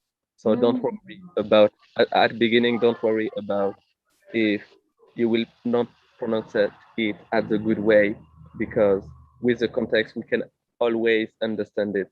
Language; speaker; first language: English; non-native, fluent; French